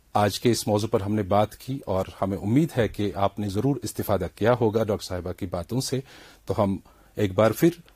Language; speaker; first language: Hindi; non-native, local second language; Kashmiri